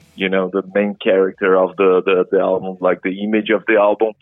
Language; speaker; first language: English; non-native, fluent; Portuguese